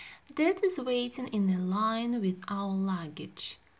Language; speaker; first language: English; non-native, fluent; Russian